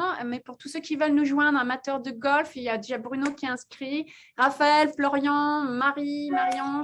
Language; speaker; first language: French; native; French